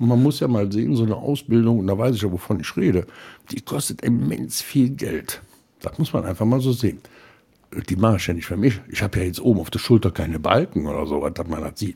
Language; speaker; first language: German; native; German